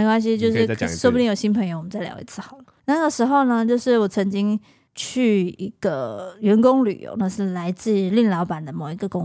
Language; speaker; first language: Chinese; native; Chinese